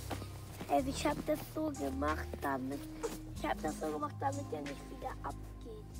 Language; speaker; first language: German; early bilingual, other home language; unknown